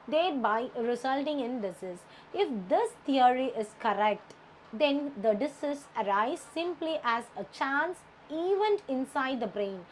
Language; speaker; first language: English; non-native, local second language; Tamil